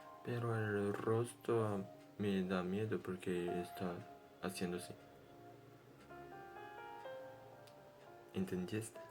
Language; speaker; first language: Spanish; non-native, learner; Portuguese